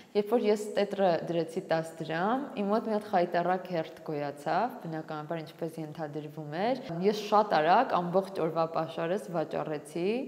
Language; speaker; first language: Armenian; native; Armenian